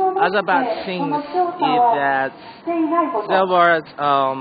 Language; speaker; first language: English; non-native, learner; Japanese